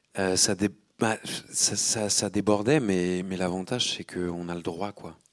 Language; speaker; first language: French; native; French